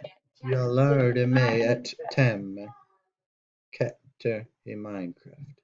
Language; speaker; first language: Swedish; non-native, learner; English